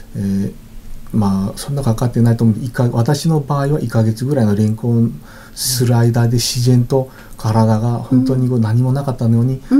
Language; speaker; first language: Japanese; non-native, fluent; Korean